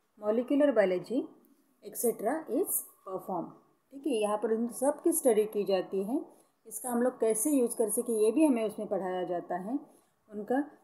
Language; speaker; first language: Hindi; non-native, local second language; Marathi